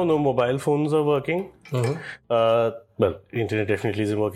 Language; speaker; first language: English; non-native, local second language; Kashmiri